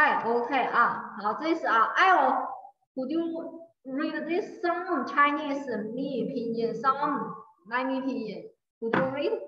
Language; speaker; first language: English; non-native, learner; Chinese